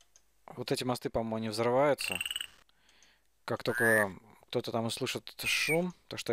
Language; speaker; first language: Russian; native; Russian